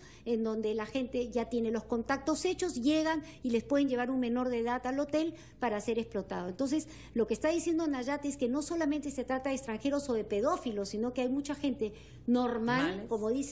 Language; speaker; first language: Spanish; native; Spanish